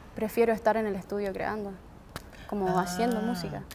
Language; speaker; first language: Spanish; early bilingual, heritage; Spanish